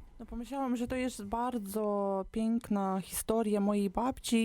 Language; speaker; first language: Polish; non-native, local second language; Ukrainian